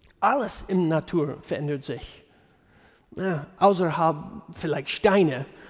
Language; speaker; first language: German; non-native, fluent; English